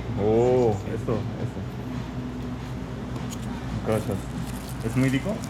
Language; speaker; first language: Spanish; non-native, learner; Korean